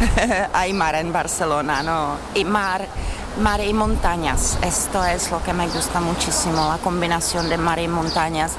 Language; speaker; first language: Spanish; non-native, learner; Czech